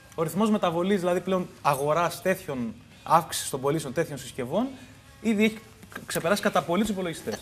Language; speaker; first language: Greek; native; Greek